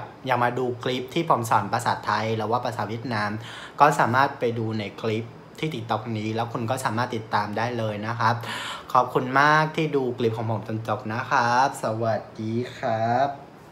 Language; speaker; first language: Thai; non-native, fluent; Vietnamese